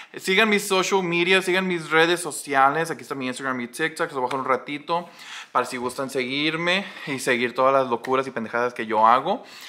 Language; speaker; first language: Spanish; early bilingual, heritage; Spanish